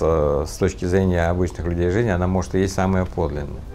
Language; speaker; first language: Russian; native; Russian